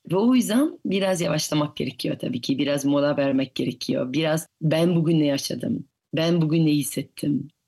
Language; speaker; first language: Turkish; non-native, fluent; French